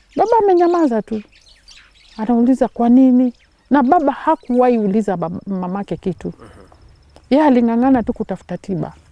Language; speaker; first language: Swahili; native; Swahili